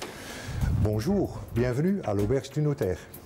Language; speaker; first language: French; non-native, fluent; Dutch